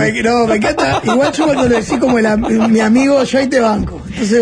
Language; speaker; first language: Spanish; native; Spanish